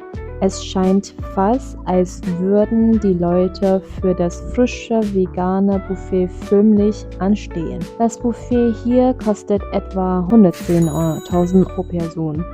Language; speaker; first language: German; non-native, fluent; Vietnamese